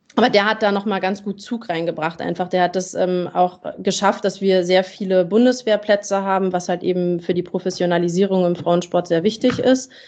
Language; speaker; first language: German; native; German